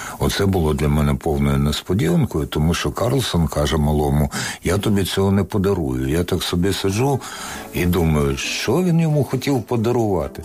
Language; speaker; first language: Ukrainian; non-native, local second language; Russian